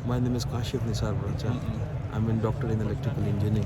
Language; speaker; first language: English; non-native, learner; Urdu